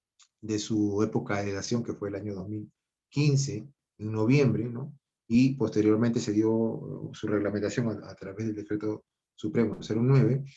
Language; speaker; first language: Spanish; native; Spanish